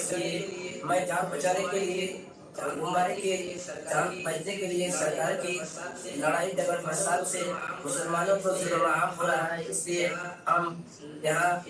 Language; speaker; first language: Hindi; non-native, learner; Rohingya